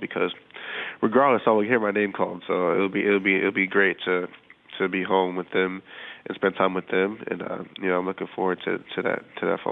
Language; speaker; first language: English; native; English